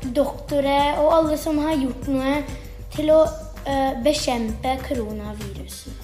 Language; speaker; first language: Norwegian; early bilingual, heritage; Norwegian